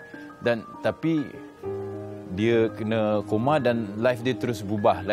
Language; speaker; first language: Malay; native; Malay